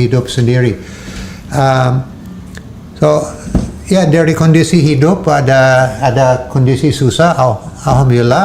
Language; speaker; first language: Indonesian; non-native, fluent; English